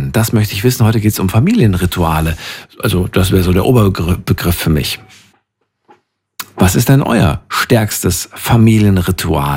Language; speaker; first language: German; native; German